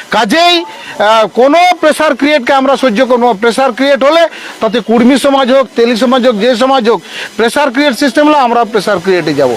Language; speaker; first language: Bangla; non-native, local second language; Santali